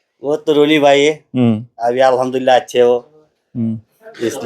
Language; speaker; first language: Hindi; non-native, local second language; Bangla